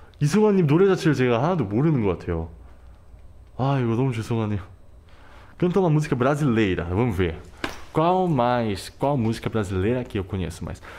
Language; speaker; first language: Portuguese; non-native, fluent; Korean